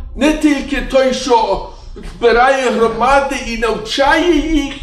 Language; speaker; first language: Ukrainian; early bilingual, other home language; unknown